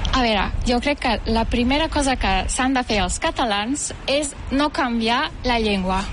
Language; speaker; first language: Catalan; non-native, fluent; Turkish